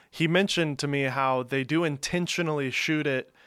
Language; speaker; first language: English; native; English